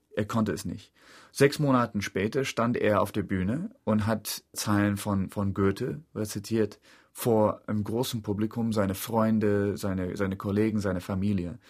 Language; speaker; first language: German; non-native, fluent; English